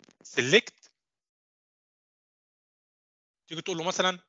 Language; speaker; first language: Arabic; native; Arabic